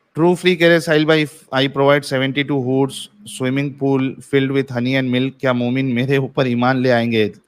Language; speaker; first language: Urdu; native; Urdu